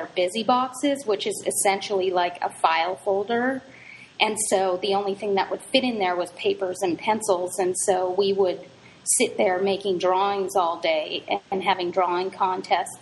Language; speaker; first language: English; native; English